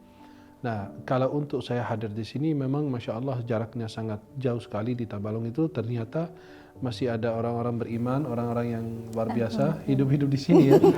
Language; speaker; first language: Indonesian; non-native, fluent; Arabic